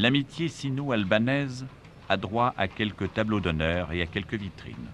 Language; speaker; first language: French; native; French